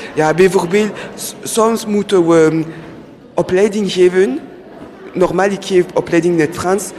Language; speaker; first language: Dutch; non-native, local second language; French